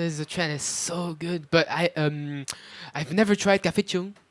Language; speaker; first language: English; non-native, fluent; French